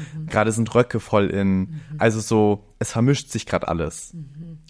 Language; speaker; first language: German; early bilingual, other home language; Greek